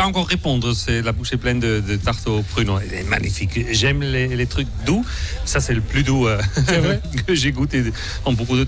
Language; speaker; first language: French; non-native, local second language; Swiss German